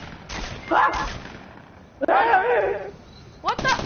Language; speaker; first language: English; non-native, learner; Greek